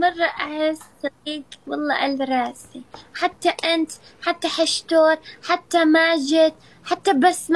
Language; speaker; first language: Arabic; non-native, learner; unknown